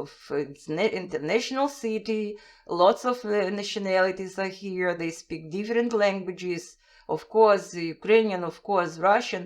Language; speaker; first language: English; non-native, fluent; Russian